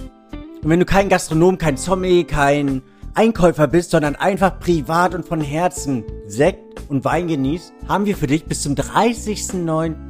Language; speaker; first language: German; native; German